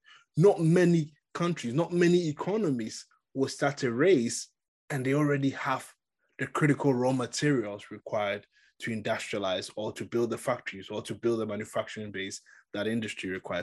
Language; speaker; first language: English; non-native, local second language; Akan